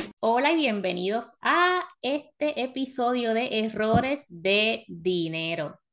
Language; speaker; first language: Spanish; early bilingual, heritage; Spanish